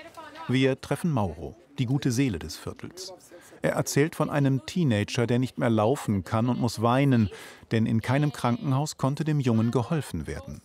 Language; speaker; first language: German; native; German